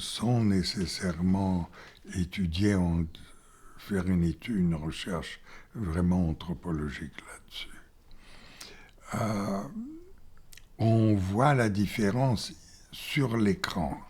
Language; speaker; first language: French; non-native, fluent; Bulgarian